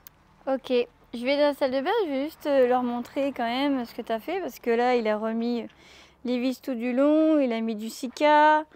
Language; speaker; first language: French; native; French